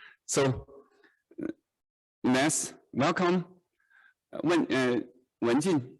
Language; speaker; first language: English; non-native, learner; Chinese